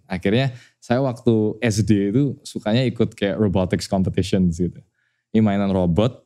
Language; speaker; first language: Indonesian; native; Indonesian